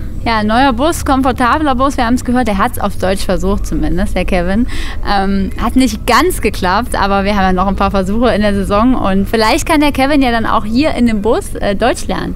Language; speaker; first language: German; native; German